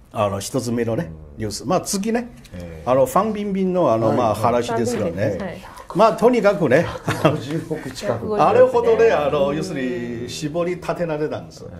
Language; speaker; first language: Japanese; non-native, fluent; Chinese